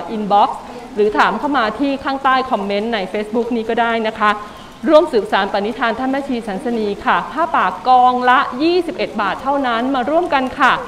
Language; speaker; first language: Thai; native; Thai